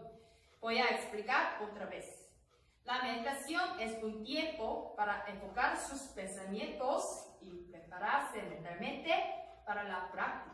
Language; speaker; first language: Spanish; non-native, learner; Korean